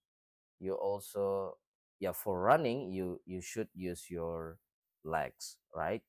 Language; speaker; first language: English; non-native, fluent; Indonesian